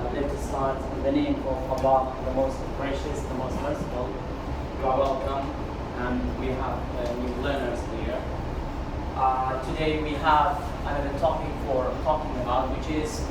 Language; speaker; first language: English; non-native, fluent; Kurdish